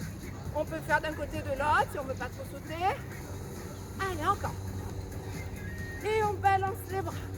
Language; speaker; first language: French; native; French